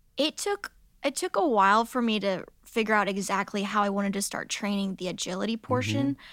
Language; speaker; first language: English; native; English